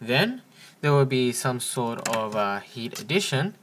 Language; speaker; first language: English; native; English